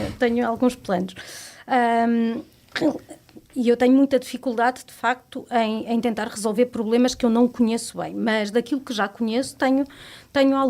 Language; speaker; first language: Portuguese; native; Portuguese